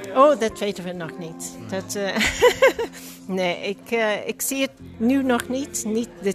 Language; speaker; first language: Dutch; non-native, fluent; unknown